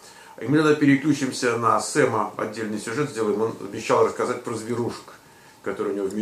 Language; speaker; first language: Russian; native; Russian